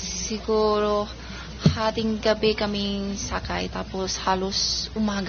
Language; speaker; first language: Filipino; non-native, learner; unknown